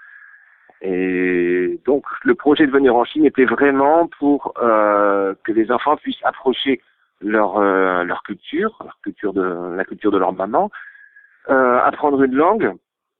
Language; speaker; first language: French; native; French